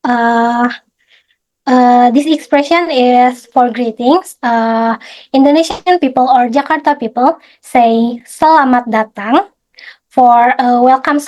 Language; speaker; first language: English; non-native, fluent; Indonesian